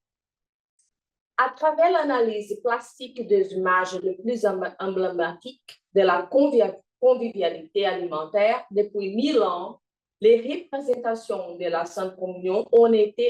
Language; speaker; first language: French; non-native, fluent; Portuguese